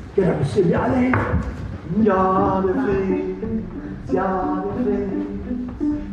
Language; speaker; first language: German; native; German